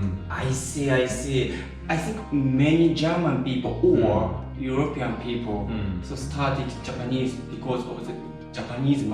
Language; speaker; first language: English; non-native, learner; Japanese